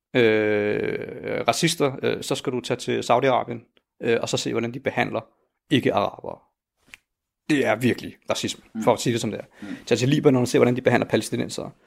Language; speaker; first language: Danish; early bilingual, other home language; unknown